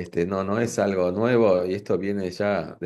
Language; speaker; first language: Spanish; native; Spanish